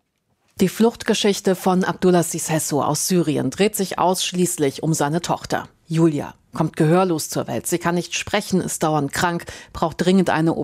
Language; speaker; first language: German; native; German